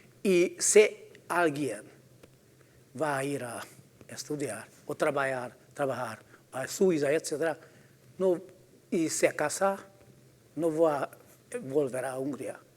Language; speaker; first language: Spanish; non-native, fluent; Hungarian